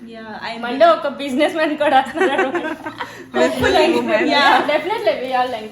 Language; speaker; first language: Telugu; native; Telugu